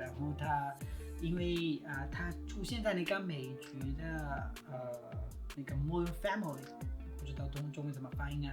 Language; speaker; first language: Chinese; non-native, fluent; Spanish